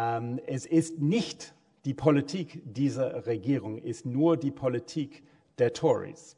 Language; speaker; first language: German; non-native, fluent; English